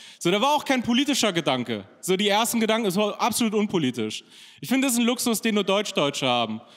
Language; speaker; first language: German; early bilingual, other home language; Persian